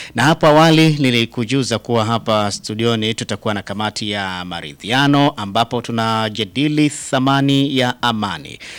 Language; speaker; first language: Swahili; native; Swahili